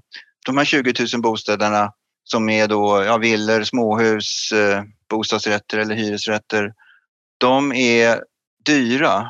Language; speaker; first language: Swedish; native; Swedish